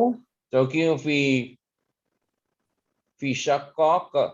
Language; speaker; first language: Arabic; non-native, learner; Malay